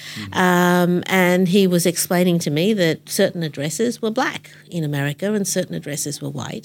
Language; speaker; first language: English; native; English